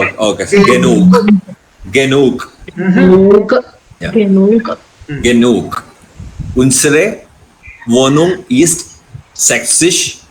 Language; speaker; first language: German; non-native, learner; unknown